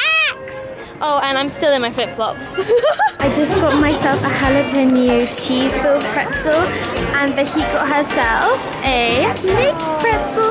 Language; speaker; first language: English; native; English